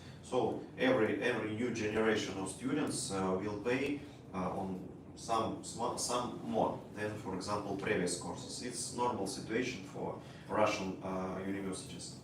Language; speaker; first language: English; non-native, learner; Russian